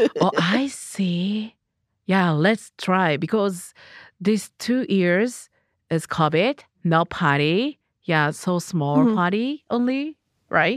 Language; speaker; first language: English; non-native, learner; Japanese